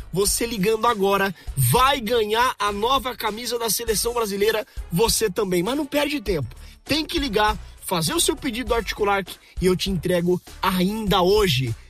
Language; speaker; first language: Portuguese; native; Portuguese